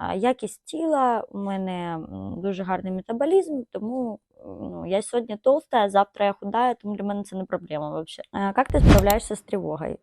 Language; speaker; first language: Ukrainian; non-native, local second language; Russian